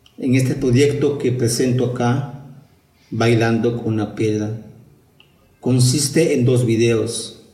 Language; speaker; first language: Spanish; non-native, local second language; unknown